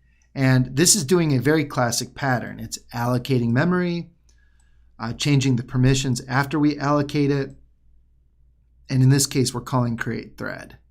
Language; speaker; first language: English; native; English